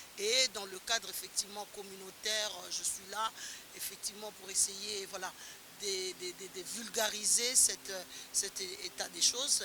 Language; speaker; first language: French; non-native, local second language; Lingala